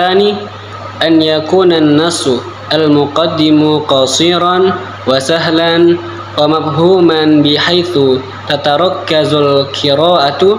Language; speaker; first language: Arabic; non-native, learner; Indonesian